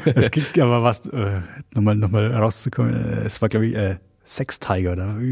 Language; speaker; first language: German; native; German